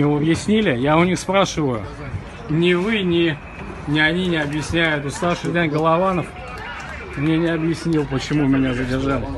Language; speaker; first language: Russian; native; Russian